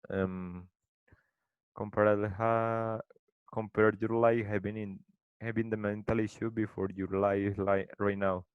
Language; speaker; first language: English; non-native, learner; Spanish